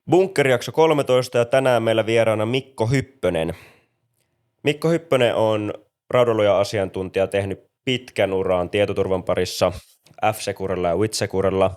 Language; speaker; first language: Finnish; native; Finnish